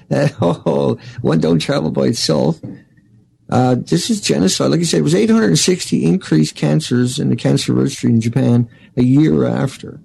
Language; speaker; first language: English; native; English